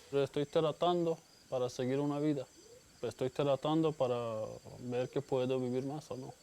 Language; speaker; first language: Spanish; non-native, learner; Persian